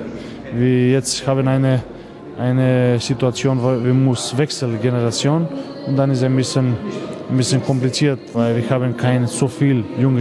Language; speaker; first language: German; non-native, learner; Macedonian